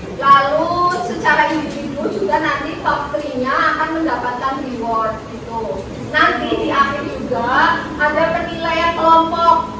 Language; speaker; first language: Indonesian; native; Indonesian